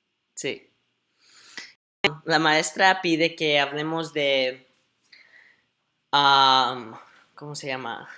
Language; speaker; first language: Spanish; early bilingual, heritage; Spanish